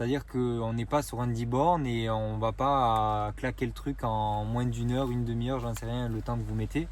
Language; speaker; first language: French; native; French